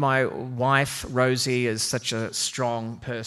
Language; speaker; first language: English; native; English